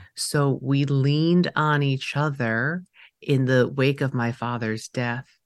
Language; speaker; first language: English; early bilingual, other home language; Chinese